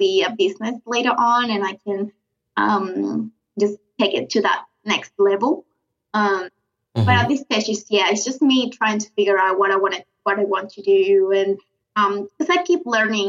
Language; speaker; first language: English; non-native, fluent; Spanish